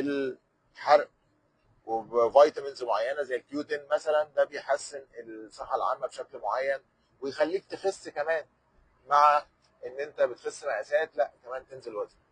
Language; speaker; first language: Arabic; native; Arabic